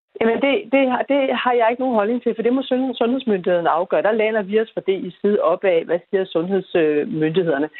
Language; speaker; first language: Danish; native; Danish